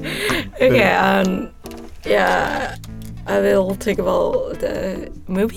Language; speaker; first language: English; non-native, learner; Japanese